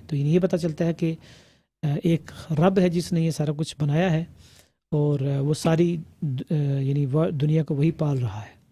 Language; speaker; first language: Urdu; native; Urdu